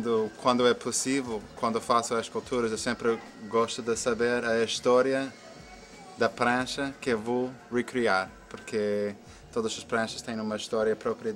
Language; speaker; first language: Portuguese; non-native, fluent; English